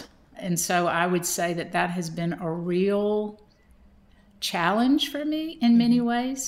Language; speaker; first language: English; native; English